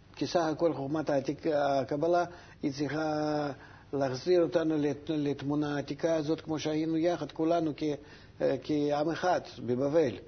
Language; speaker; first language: Hebrew; non-native, fluent; Russian